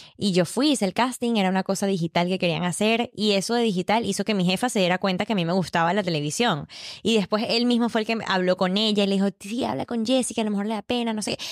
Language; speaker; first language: Spanish; native; Spanish